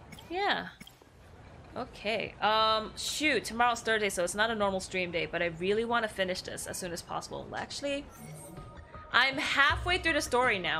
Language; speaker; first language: English; native; English